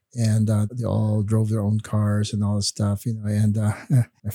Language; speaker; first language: English; non-native, local second language; Hiligaynon